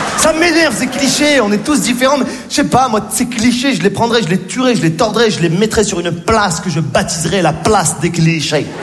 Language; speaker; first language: French; native; French